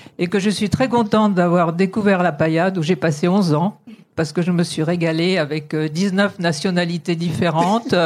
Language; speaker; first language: French; native; French